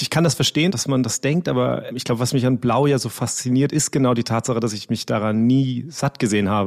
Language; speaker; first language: German; native; German